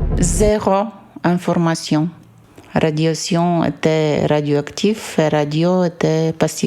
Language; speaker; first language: French; non-native, fluent; Bulgarian